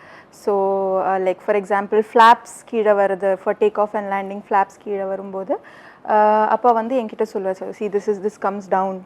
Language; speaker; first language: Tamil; early bilingual, heritage; Tamil